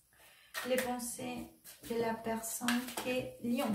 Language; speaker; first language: French; non-native, fluent; Spanish